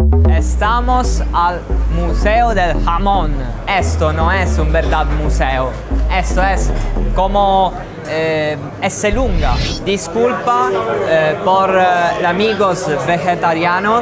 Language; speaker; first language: Spanish; non-native, learner; Italian